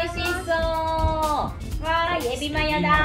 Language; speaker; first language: Japanese; native; Japanese